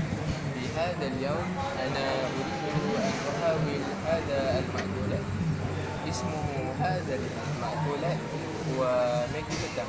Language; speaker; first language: Arabic; non-native, learner; Malay